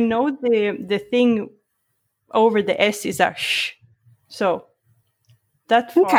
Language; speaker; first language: English; non-native, fluent; Swedish